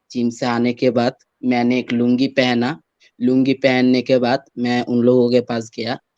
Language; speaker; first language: Hindi; non-native, fluent; Bangla